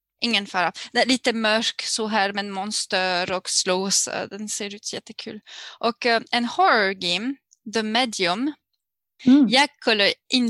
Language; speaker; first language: Swedish; non-native, learner; French